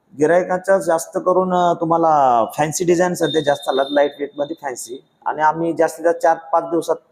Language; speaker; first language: Marathi; native; Marathi